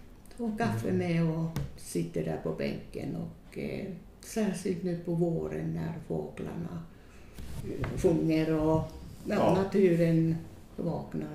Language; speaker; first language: Swedish; non-native, fluent; Finnish